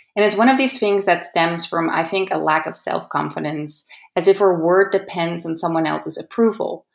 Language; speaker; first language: English; non-native, fluent; Dutch